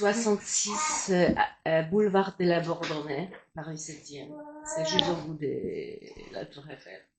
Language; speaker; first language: French; non-native, fluent; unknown